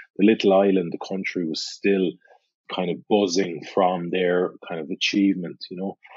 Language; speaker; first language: English; native; English